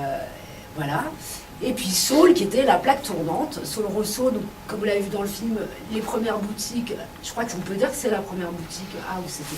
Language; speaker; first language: French; native; French